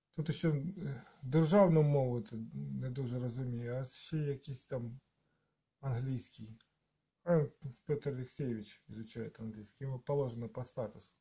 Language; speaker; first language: Ukrainian; non-native, local second language; Russian